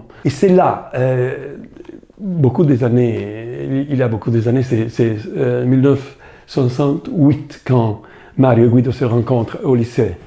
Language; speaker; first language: French; non-native, fluent; Italian